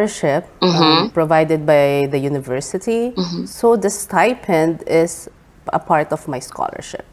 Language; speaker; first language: English; non-native, local second language; Filipino